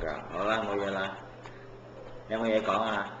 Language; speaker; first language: Cantonese; native; Cantonese